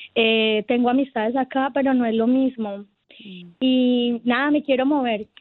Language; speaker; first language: Spanish; native; Spanish